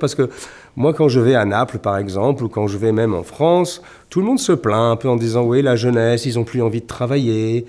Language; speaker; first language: French; native; French